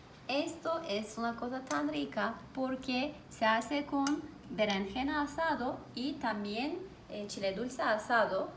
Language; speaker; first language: Spanish; non-native, learner; Turkish